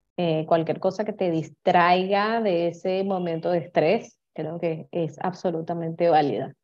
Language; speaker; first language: Spanish; native; Spanish